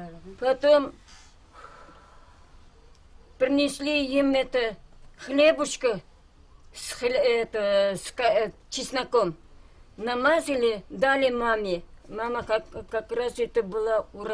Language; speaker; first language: Russian; non-native, local second language; Crimean Tatar